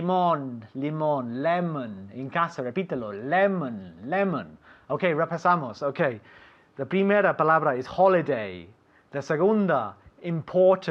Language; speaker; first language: Spanish; non-native, fluent; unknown